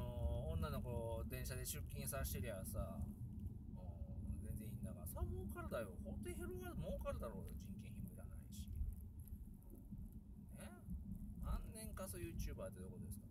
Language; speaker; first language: Japanese; native; Japanese